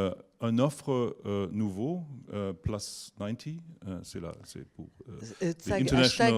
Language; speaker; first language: French; non-native, learner; German